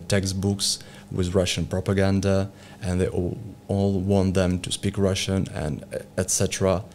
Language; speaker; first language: English; non-native, learner; Ukrainian